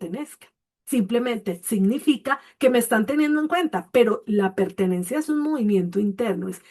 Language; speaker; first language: Spanish; native; Spanish